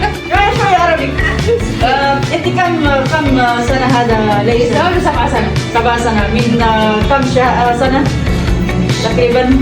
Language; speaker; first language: Arabic; non-native, learner; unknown